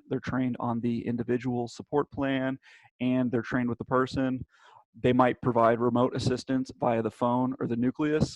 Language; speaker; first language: English; native; English